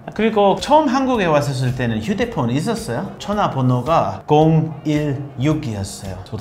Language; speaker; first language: Korean; non-native, fluent; English